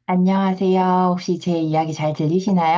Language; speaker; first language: Korean; native; Korean